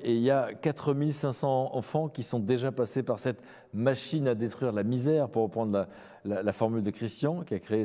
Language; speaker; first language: French; native; French